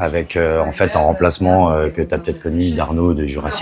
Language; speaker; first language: French; native; French